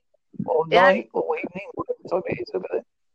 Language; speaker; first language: English; native; English